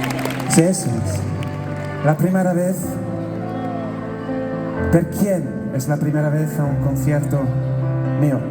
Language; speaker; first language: Spanish; non-native, learner; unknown